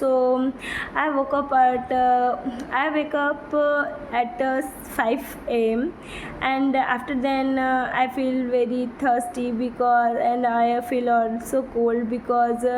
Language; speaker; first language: English; non-native, learner; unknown